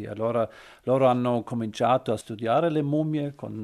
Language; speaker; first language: Italian; non-native, learner; German